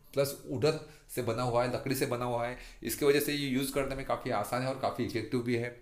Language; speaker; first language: Hindi; non-native, local second language; Marathi